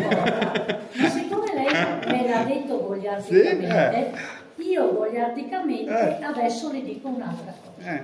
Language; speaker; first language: Italian; native; Italian